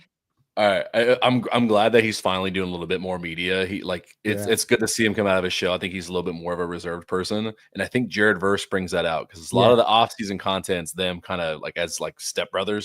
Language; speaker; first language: English; native; English